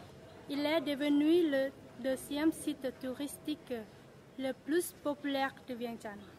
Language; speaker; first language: French; non-native, learner; Lao